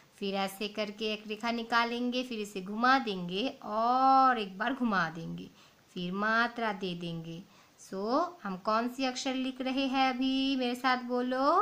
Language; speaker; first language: Hindi; non-native, local second language; Bangla